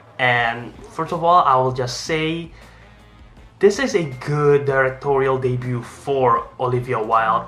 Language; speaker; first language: English; non-native, fluent; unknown